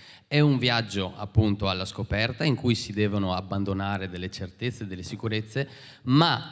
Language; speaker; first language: Italian; native; Italian